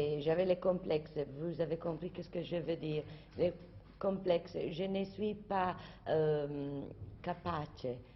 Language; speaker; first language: French; non-native, learner; Italian